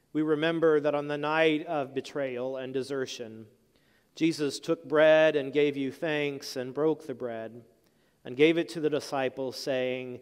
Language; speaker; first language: English; native; English